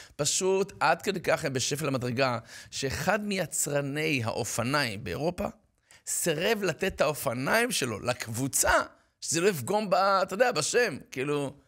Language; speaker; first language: Hebrew; native; Hebrew